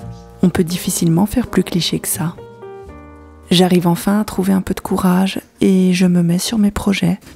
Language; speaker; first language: French; native; French